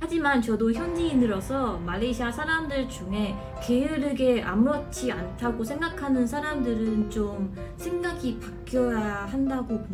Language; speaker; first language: Korean; non-native, fluent; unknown